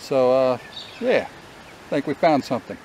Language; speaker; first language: English; native; English